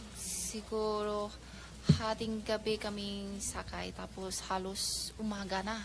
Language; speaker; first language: Filipino; non-native, learner; Chinese